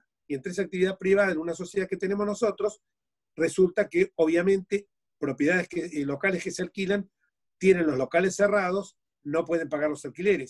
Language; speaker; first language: Spanish; native; Spanish